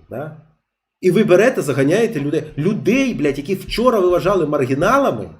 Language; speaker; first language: Ukrainian; non-native, local second language; Russian